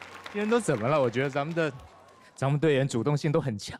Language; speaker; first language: Chinese; native; Chinese